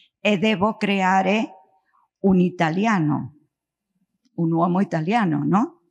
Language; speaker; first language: Italian; non-native, learner; Spanish